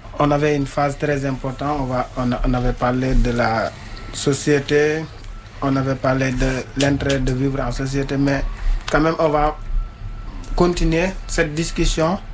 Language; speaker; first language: French; non-native, local second language; Wolof